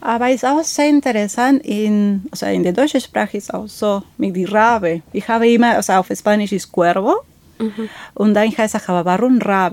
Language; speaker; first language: German; non-native, fluent; Spanish